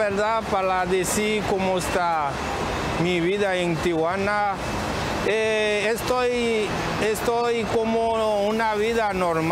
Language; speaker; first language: Spanish; non-native, learner; Haitian Creole